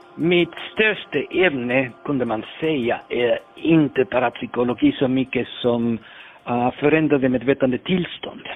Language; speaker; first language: Swedish; non-native, fluent; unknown